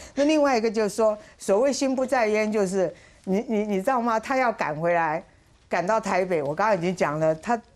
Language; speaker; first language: Chinese; native; Chinese